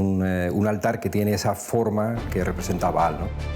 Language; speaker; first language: Spanish; native; Spanish